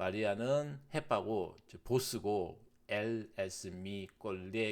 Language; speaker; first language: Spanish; non-native, learner; Korean